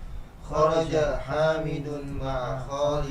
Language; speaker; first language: Arabic; non-native, learner; Indonesian